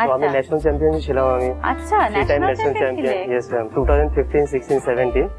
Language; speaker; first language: Bangla; non-native, local second language; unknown